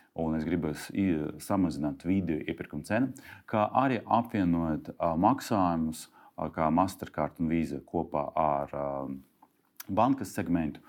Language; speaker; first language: Latvian; non-native, local second language; Russian